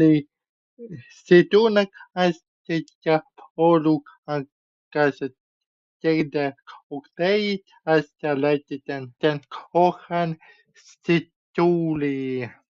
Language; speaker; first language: Finnish; non-native, learner; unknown